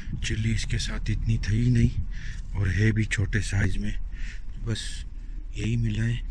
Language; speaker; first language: Urdu; native; Urdu